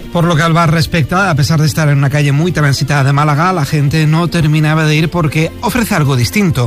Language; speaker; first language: Spanish; native; Spanish